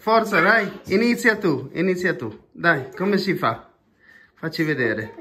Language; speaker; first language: Italian; native; Italian